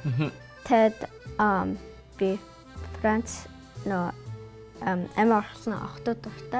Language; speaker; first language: Mongolian; early bilingual, heritage; Mongolian